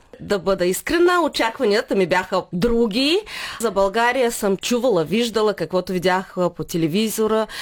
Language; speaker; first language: Bulgarian; early bilingual, heritage; Bulgarian